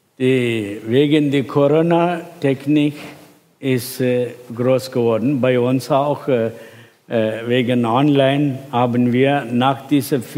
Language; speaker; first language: German; non-native, fluent; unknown